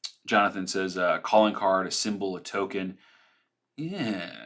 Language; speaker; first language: English; native; English